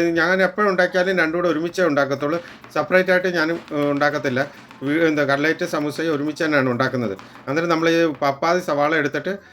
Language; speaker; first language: Malayalam; native; Malayalam